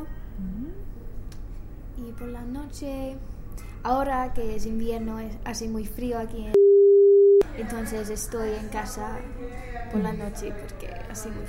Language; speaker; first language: Spanish; non-native, learner; English